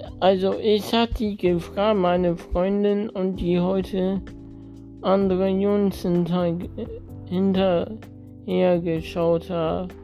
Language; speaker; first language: German; non-native, learner; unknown